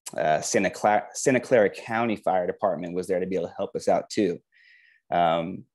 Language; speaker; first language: English; native; English